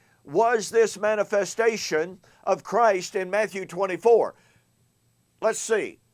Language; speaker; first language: English; native; English